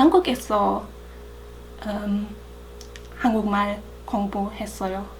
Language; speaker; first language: Korean; non-native, learner; German